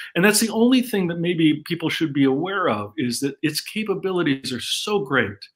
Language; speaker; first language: English; native; English